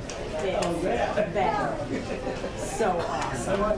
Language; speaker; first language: English; native; English